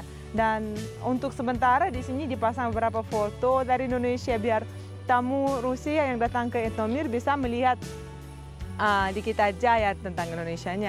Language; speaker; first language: Indonesian; non-native, fluent; Russian